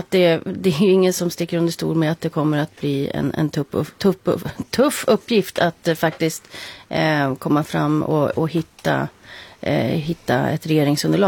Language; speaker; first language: Swedish; native; Swedish